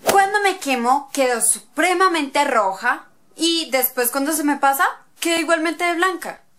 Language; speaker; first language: Spanish; native; Spanish